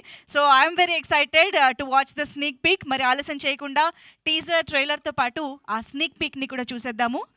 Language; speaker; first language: Telugu; native; Telugu